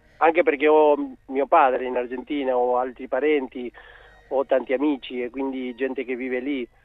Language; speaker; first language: Italian; non-native, fluent; Spanish